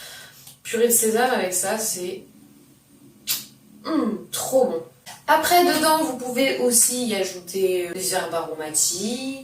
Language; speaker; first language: French; native; French